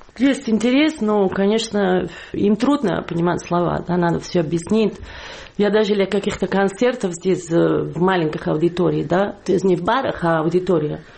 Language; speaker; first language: Russian; non-native, fluent; Catalan